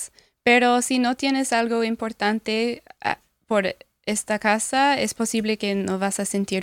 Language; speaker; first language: Spanish; non-native, learner; English